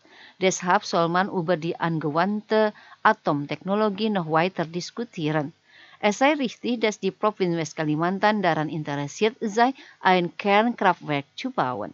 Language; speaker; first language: German; non-native, fluent; Indonesian